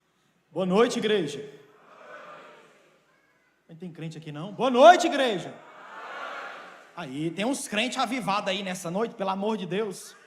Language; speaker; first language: Portuguese; native; Portuguese